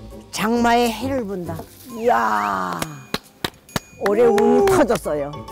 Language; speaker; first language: Korean; native; Korean